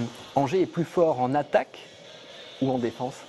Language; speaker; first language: French; native; French